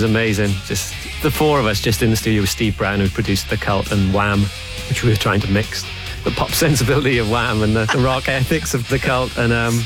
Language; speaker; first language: English; native; English